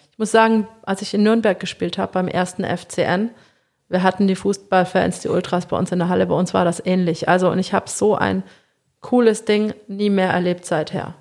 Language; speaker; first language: German; native; German